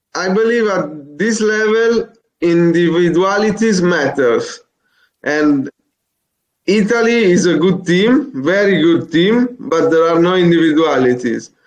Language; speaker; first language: English; non-native, fluent; Italian